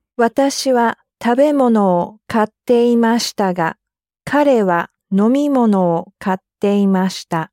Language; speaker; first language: Japanese; non-native, learner; English